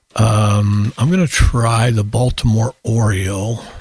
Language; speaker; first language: English; native; English